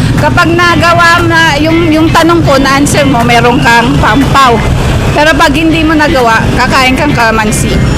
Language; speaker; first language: Filipino; native; Filipino